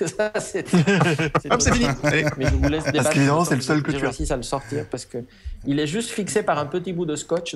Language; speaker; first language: French; non-native, fluent; Spanish